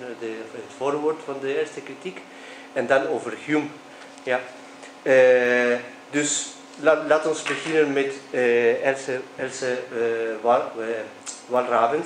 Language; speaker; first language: Dutch; non-native, fluent; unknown